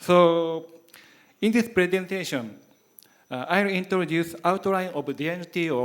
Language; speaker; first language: English; non-native, learner; Japanese